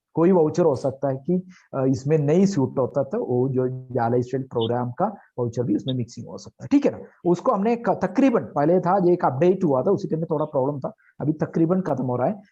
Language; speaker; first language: Hindi; non-native, local second language; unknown